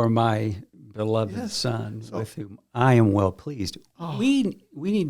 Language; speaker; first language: English; native; English